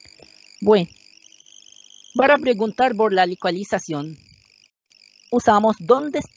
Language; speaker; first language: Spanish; non-native, fluent; Arabic